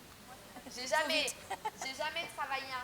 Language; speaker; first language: French; native; French